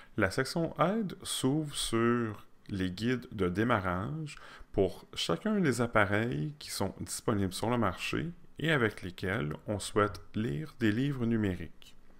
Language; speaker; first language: French; native; French